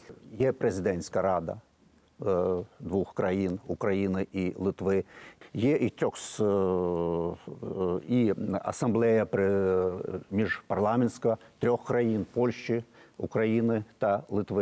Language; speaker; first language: Ukrainian; non-native, fluent; Lithuanian